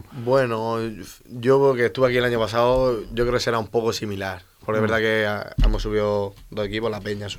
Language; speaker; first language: Spanish; native; Spanish